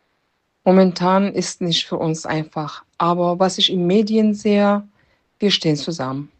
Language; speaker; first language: German; non-native, fluent; Persian